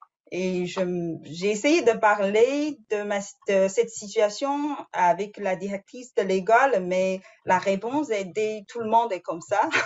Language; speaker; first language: French; non-native, fluent; Chinese